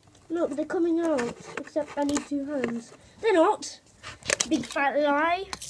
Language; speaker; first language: English; early bilingual, other home language; Polish